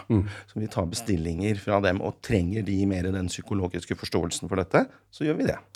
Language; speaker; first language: Norwegian; native; Norwegian